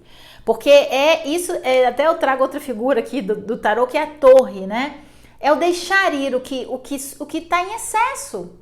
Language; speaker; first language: Portuguese; native; Portuguese